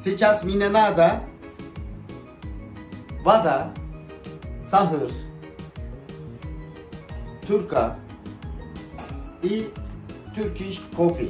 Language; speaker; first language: Russian; non-native, learner; Turkish